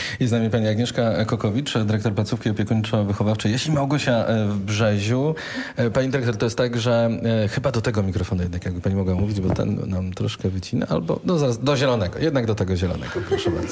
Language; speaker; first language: Polish; native; Polish